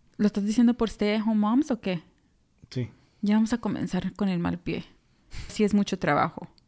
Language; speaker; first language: Spanish; early bilingual, heritage; Spanish